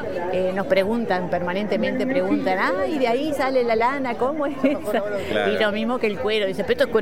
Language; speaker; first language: Spanish; native; Spanish